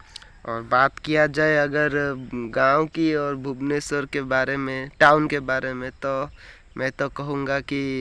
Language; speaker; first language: Hindi; non-native, local second language; Odia